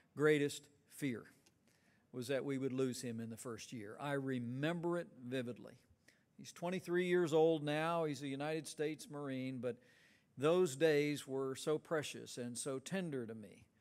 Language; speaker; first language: English; native; English